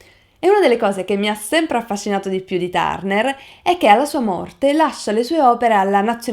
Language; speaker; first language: Italian; native; Italian